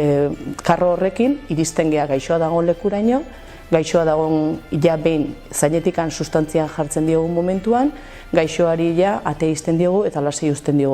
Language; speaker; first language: Basque; native; Basque